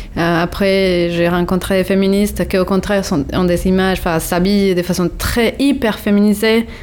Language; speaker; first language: French; non-native, fluent; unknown